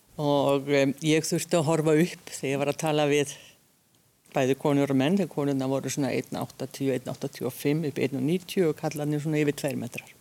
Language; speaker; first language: Icelandic; early bilingual, other home language; Hungarian